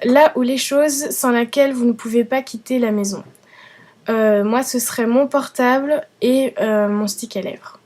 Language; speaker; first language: French; early bilingual, other home language; Vietnamese